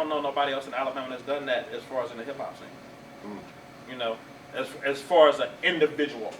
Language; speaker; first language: English; native; English